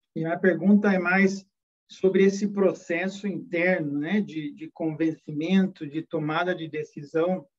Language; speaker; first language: Portuguese; native; Portuguese